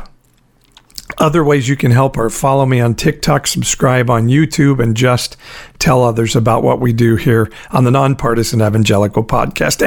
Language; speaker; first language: English; native; English